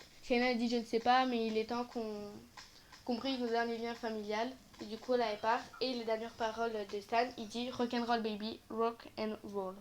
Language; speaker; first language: French; native; French